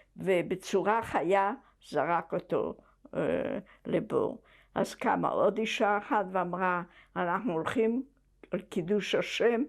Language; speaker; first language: Hebrew; non-native, fluent; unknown